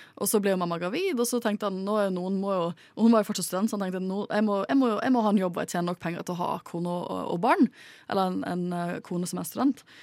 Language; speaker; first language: Norwegian; native; Norwegian